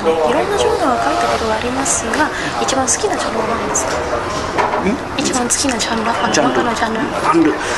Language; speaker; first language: Japanese; non-native, fluent; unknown